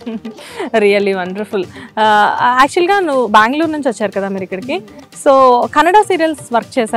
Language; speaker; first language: Telugu; native; Telugu